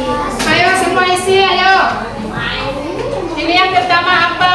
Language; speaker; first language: Indonesian; native; Indonesian